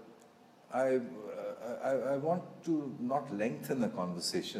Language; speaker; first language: English; non-native, local second language; Bangla